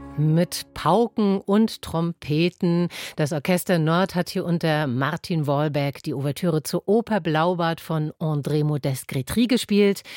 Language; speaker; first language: German; native; German